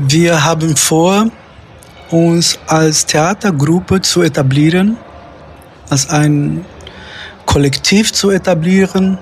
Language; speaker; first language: German; non-native, fluent; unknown